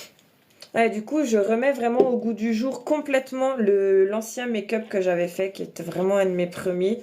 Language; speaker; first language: French; native; French